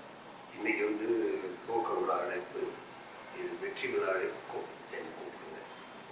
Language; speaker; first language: Tamil; native; Tamil